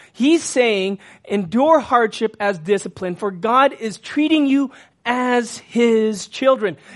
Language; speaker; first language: English; native; English